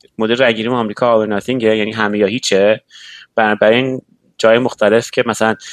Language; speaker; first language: Persian; native; Persian